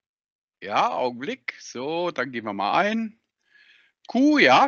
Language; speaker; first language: German; native; German